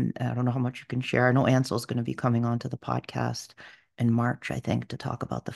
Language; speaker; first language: English; early bilingual, other home language; Portuguese